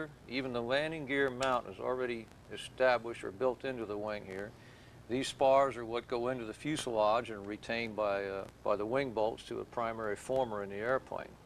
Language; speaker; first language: English; native; English